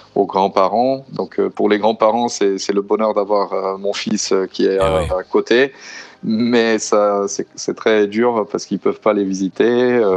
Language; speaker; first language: French; non-native, fluent; Portuguese